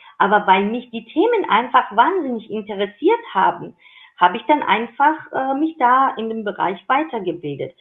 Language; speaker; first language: German; non-native, fluent; Georgian